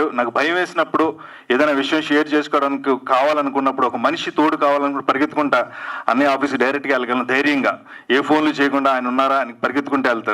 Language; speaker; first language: Telugu; native; Telugu